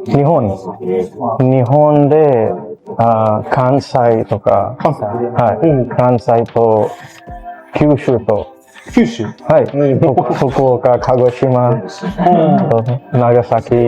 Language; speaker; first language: Japanese; non-native, learner; Telugu